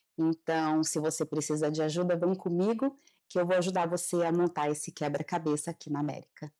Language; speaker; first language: Portuguese; native; Portuguese